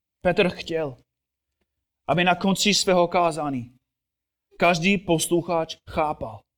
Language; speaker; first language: Czech; non-native, fluent; English